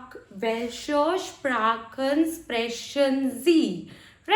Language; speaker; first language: German; non-native, fluent; Hindi